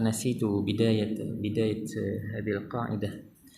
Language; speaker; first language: Arabic; non-native, fluent; Malay